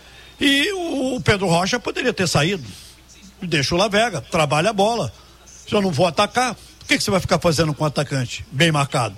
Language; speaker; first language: Portuguese; native; Portuguese